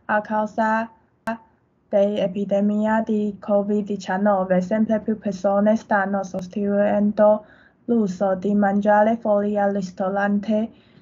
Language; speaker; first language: Italian; non-native, learner; Chinese